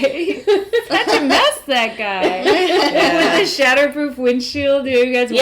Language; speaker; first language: English; native; English